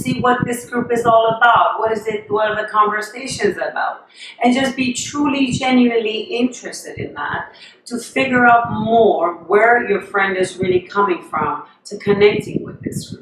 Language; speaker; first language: English; non-native, fluent; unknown